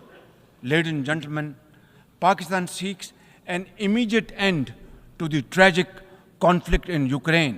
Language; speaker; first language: English; non-native, local second language; Urdu